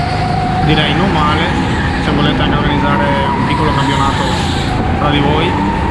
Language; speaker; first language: Italian; native; Italian